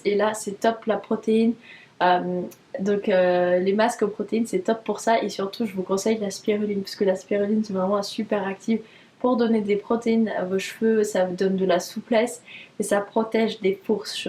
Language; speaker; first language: French; native; French